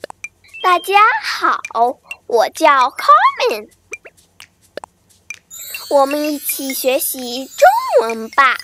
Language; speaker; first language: Chinese; early bilingual, heritage; Chinese